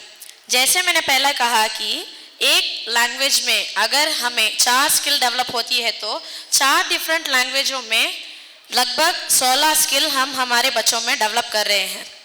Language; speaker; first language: Hindi; non-native, local second language; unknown